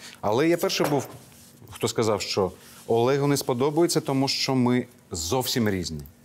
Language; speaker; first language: Ukrainian; non-native, local second language; Crimean Tatar